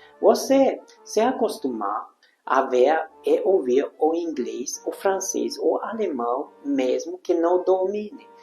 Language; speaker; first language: Portuguese; non-native, fluent; Hungarian